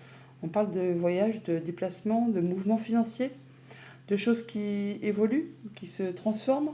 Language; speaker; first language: French; native; French